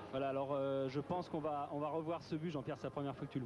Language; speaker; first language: French; native; French